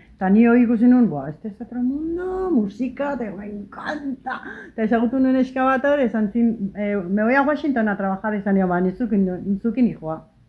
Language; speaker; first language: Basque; native; Basque